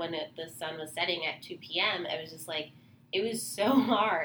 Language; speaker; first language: English; native; English